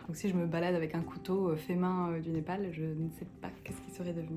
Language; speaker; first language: French; native; French